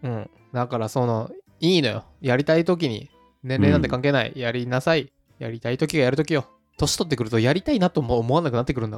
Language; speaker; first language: Japanese; native; Japanese